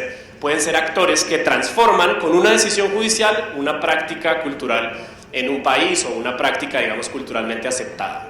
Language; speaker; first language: Spanish; native; Spanish